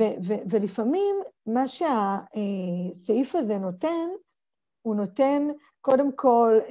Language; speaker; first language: Hebrew; native; Hebrew